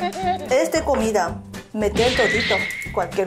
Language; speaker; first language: Spanish; non-native, learner; Korean